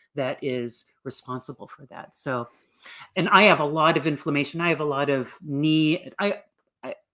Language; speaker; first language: English; native; English